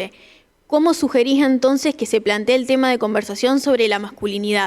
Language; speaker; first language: Spanish; native; Spanish